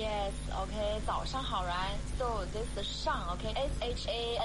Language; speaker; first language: English; non-native, fluent; Chinese